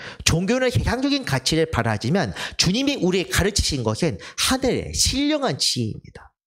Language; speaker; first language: Korean; native; Korean